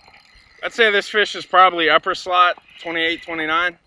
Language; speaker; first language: English; native; English